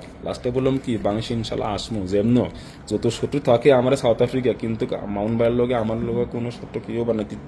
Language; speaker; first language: Bangla; non-native, fluent; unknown